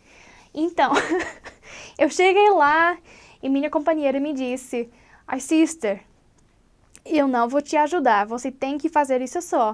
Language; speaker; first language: Portuguese; non-native, learner; English